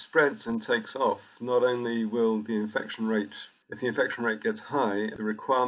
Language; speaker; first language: English; native; English